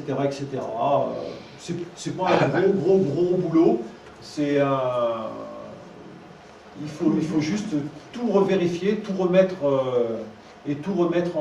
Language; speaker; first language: French; native; French